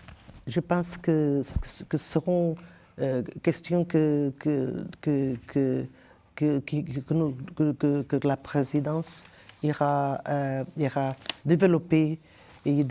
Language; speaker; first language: French; non-native, learner; Portuguese